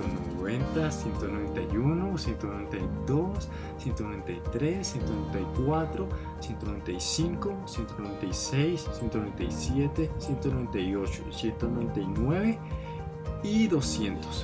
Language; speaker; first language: Spanish; native; Spanish